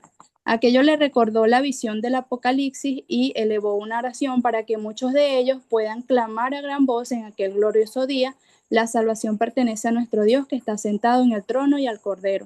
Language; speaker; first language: Spanish; native; Spanish